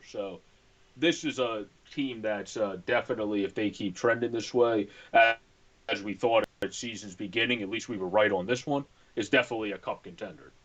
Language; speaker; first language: English; native; English